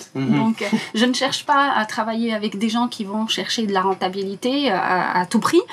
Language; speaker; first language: French; non-native, local second language; Arabic